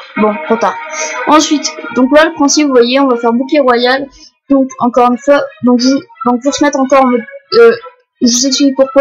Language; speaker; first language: French; native; French